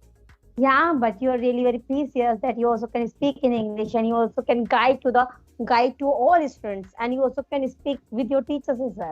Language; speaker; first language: English; non-native, learner; Hindi